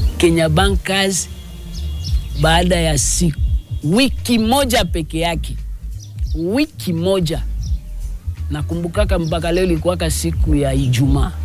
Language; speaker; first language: Swahili; native; Swahili